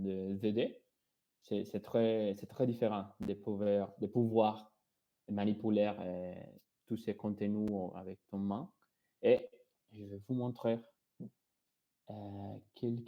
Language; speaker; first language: French; non-native, fluent; Spanish